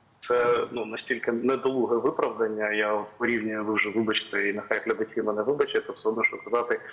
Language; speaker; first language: Ukrainian; non-native, local second language; Russian